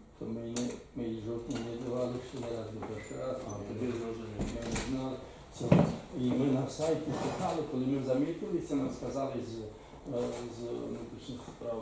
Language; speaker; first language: Ukrainian; native; Ukrainian